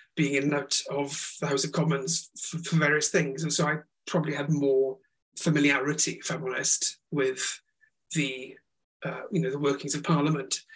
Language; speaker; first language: English; non-native, local second language; Welsh